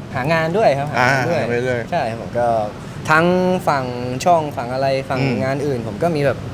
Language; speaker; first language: Thai; non-native, fluent; Italian